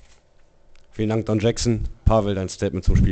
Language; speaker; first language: German; native; German